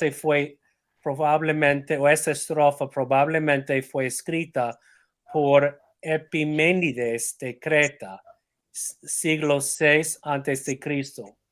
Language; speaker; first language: Spanish; non-native, fluent; English